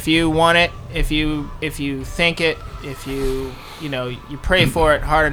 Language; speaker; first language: English; non-native, fluent; French